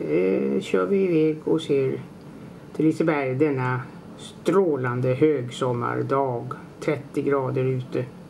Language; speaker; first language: Swedish; native; Swedish